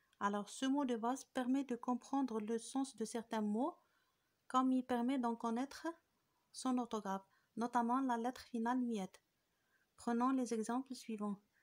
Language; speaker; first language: French; non-native, local second language; Arabic